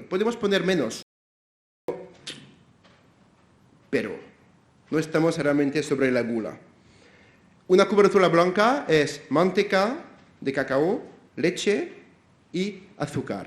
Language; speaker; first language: Spanish; non-native, fluent; French